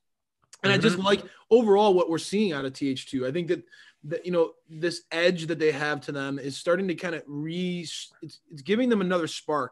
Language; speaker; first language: English; native; English